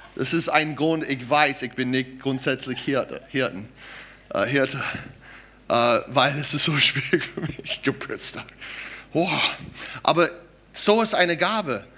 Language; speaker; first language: German; non-native, fluent; English